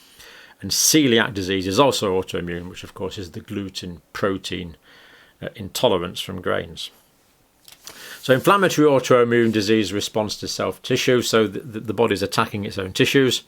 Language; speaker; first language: English; native; English